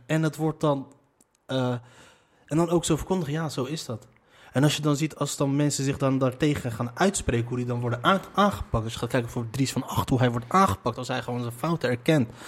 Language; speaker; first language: Dutch; early bilingual, other home language; Arabic